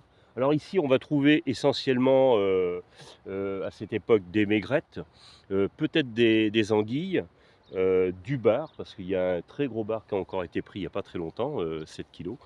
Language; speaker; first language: French; native; French